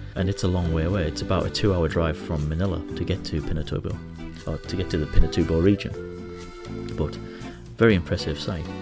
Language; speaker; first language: English; native; English